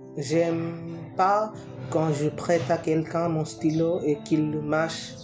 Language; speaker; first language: French; non-native, fluent; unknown